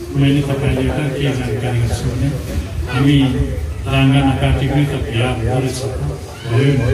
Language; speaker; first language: Nepali; non-native, local second language; Limbu